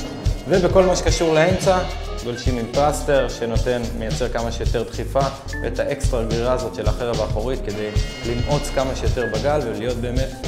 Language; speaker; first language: Hebrew; native; Hebrew